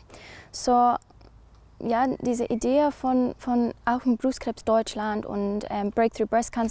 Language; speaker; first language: German; non-native, learner; English